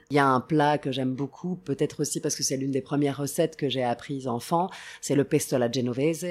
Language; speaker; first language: French; non-native, fluent; Italian